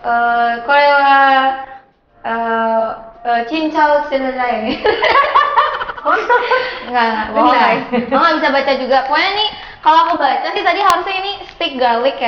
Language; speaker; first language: Indonesian; early bilingual, other home language; Japanese